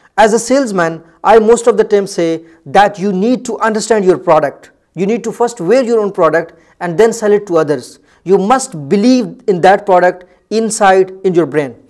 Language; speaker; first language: English; non-native, local second language; Urdu